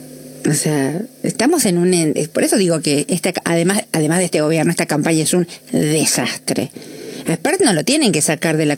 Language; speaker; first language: Spanish; native; Spanish